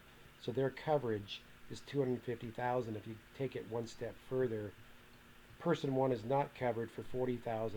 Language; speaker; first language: English; native; English